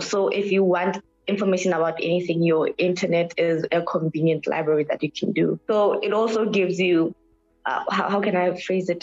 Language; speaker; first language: English; non-native, local second language; Southern Sotho